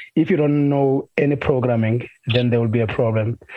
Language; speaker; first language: English; non-native, local second language; Xhosa